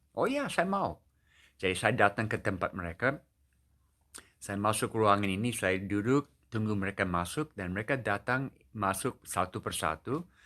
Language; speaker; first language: Indonesian; non-native, fluent; English